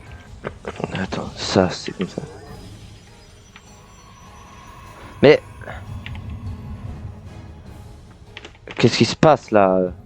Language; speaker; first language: French; native; French